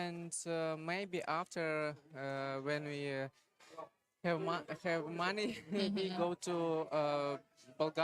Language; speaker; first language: English; non-native, learner; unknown